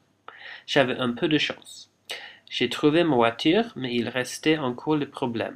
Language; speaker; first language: French; non-native, fluent; English